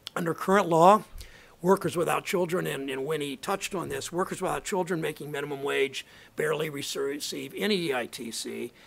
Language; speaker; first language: English; native; English